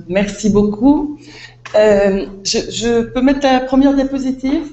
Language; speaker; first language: French; native; French